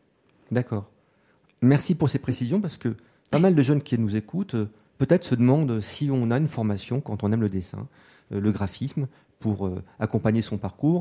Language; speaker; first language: French; native; French